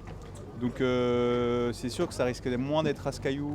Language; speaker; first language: French; native; French